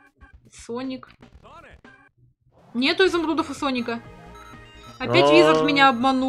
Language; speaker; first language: Russian; native; Russian